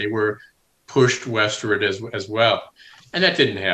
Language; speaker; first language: English; native; English